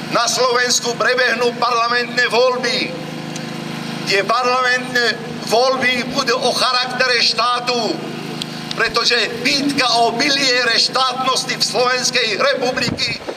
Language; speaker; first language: Slovak; non-native, fluent; Kurdish